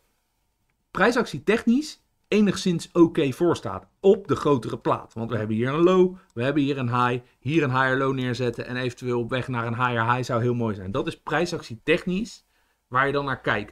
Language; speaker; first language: Dutch; native; Dutch